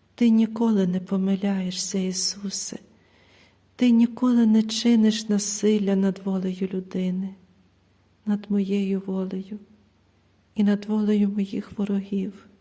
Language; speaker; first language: Ukrainian; native; Ukrainian